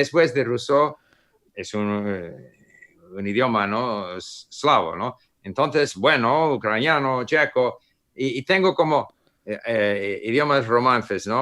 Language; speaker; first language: Spanish; non-native, fluent; English